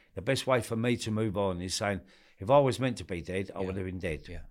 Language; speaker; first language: English; native; English